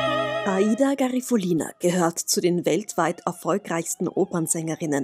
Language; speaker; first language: German; native; German